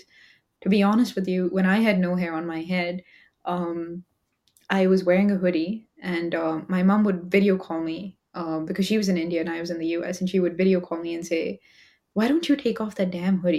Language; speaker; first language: English; non-native, local second language; Hindi